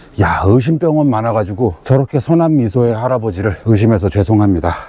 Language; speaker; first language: Korean; native; Korean